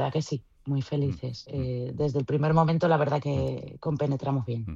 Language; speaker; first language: Spanish; native; Spanish